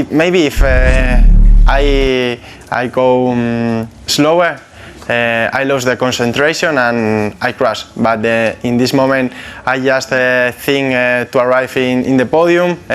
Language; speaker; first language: English; non-native, fluent; Spanish